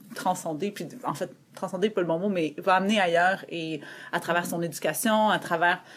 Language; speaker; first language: French; native; French